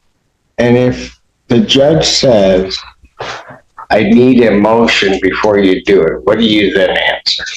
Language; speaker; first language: English; native; English